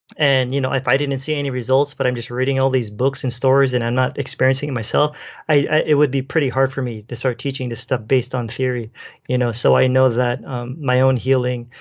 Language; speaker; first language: English; native; English